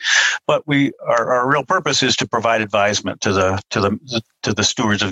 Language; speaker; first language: English; native; English